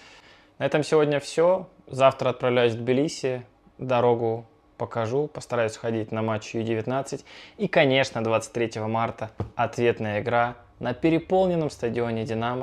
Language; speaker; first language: Russian; native; Russian